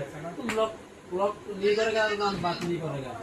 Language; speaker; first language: Hindi; non-native, local second language; Bangla